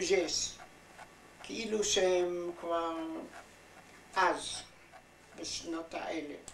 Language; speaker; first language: Hebrew; non-native, fluent; German